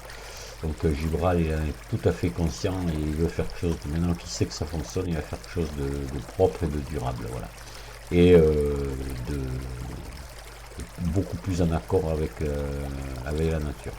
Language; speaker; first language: French; native; French